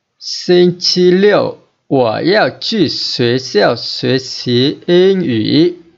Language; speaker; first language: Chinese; non-native, fluent; Vietnamese